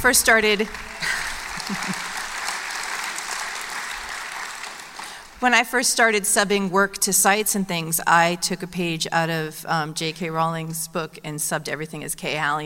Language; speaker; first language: English; native; English